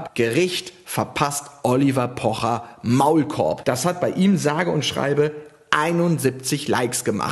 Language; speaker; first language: German; native; German